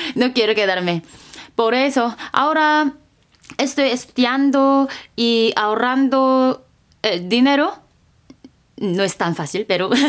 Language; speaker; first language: Spanish; non-native, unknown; Korean